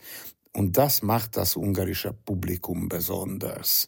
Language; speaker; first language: German; non-native, fluent; Hungarian